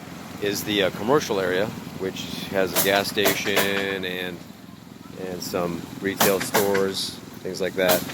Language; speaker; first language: English; native; English